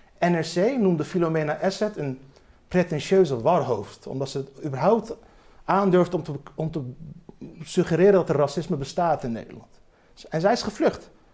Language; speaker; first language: Dutch; early bilingual, other home language; Turkish